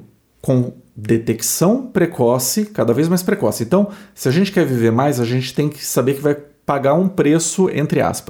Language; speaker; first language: Portuguese; native; Portuguese